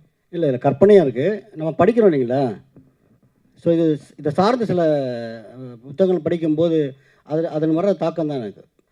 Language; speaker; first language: Tamil; native; Tamil